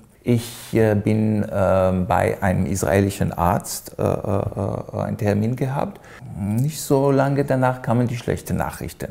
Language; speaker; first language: German; non-native, fluent; Hebrew